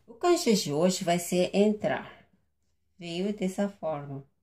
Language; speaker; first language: Portuguese; non-native, fluent; Japanese